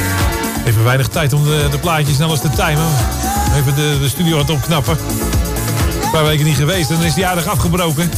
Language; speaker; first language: Dutch; native; Dutch